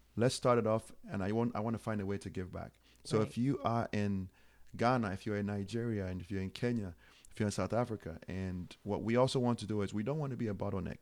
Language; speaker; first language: English; non-native, local second language; Akan